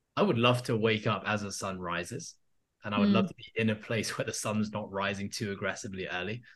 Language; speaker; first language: English; native; English